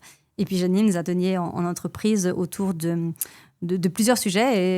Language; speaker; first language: French; native; French